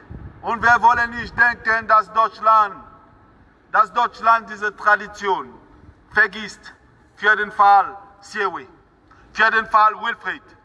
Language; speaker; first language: German; non-native, fluent; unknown